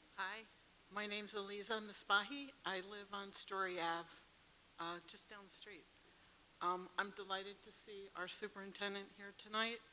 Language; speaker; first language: English; native; English